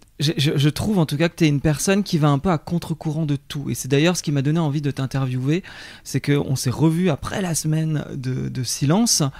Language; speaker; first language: French; native; French